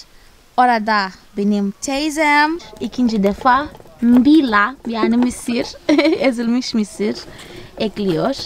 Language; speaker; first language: Turkish; non-native, fluent; Portuguese